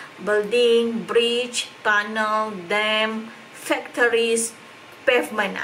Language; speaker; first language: English; non-native, local second language; Malay